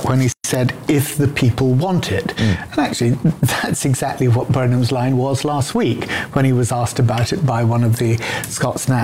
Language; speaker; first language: English; native; English